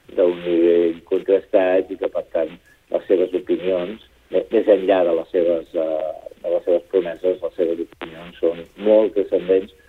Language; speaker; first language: Catalan; native; Catalan